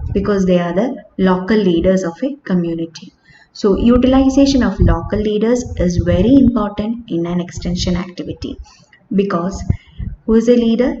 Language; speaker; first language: English; non-native, local second language; Malayalam